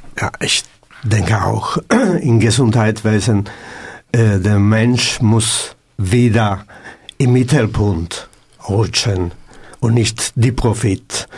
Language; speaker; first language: German; non-native, learner; Italian